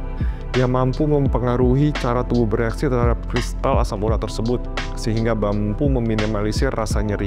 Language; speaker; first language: Indonesian; native; Indonesian